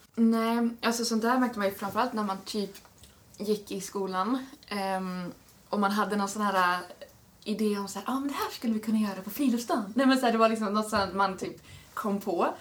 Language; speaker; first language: Swedish; native; Swedish